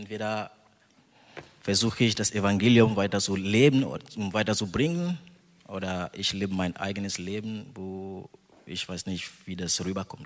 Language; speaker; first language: German; non-native, fluent; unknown